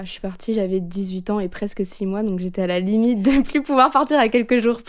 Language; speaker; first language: French; native; French